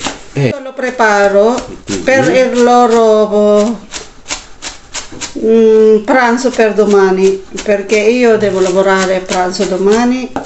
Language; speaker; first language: Italian; non-native, learner; Filipino